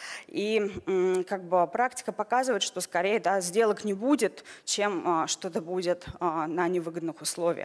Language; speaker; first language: Russian; native; Russian